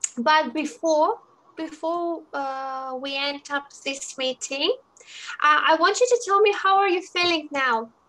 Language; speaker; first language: English; non-native, fluent; Greek